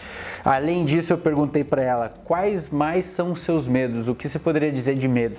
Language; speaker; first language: Portuguese; native; Portuguese